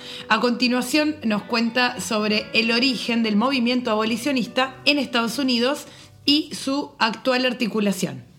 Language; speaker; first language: Spanish; native; Spanish